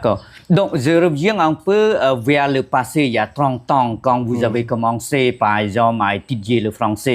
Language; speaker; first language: French; non-native, fluent; Khmer